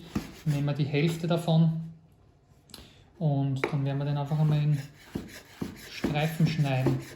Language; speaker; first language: German; native; German